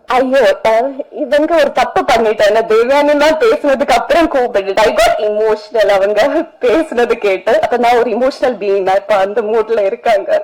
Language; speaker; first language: Tamil; non-native, fluent; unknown